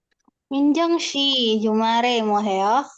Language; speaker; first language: Korean; non-native, learner; Indonesian